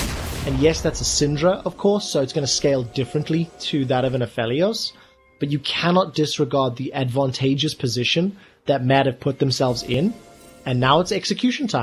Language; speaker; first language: English; native; English